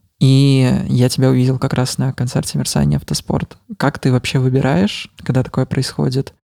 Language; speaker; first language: Russian; native; Russian